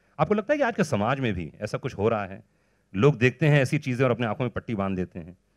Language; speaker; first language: Hindi; native; Hindi